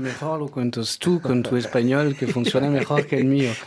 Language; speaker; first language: Spanish; non-native, learner; French